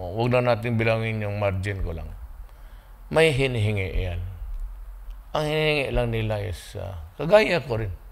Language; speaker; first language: Filipino; non-native, local second language; Cebuano